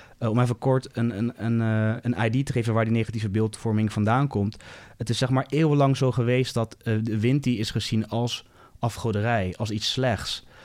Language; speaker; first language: Dutch; native; Dutch